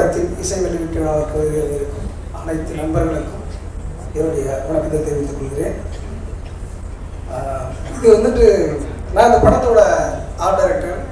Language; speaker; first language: Tamil; native; Tamil